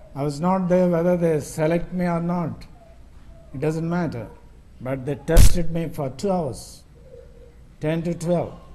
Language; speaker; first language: English; non-native, local second language; Telugu